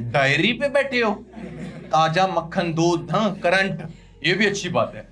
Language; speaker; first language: Hindi; non-native, local second language; Punjabi